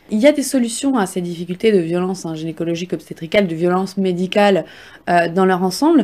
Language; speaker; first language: French; native; French